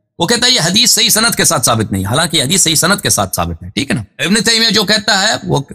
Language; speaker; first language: Urdu; non-native, fluent; Persian